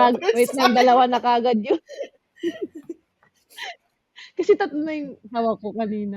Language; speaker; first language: Filipino; native; Filipino